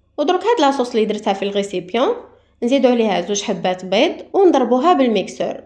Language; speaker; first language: Arabic; native; Arabic